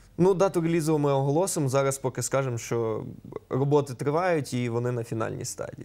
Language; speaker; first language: Ukrainian; native; Ukrainian